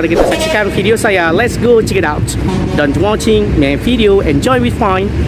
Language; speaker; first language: English; non-native, learner; Indonesian